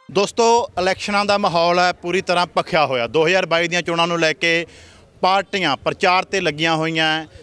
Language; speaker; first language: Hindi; non-native, local second language; Punjabi